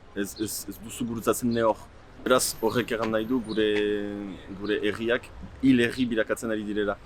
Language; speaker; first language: Basque; native; Basque